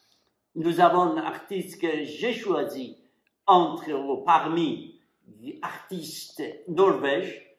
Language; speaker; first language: French; non-native, fluent; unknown